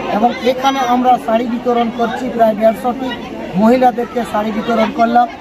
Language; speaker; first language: Bangla; non-native, local second language; Santali